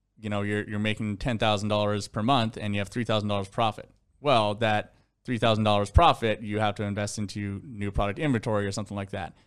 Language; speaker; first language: English; native; English